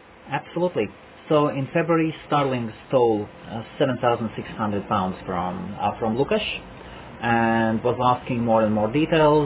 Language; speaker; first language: English; non-native, fluent; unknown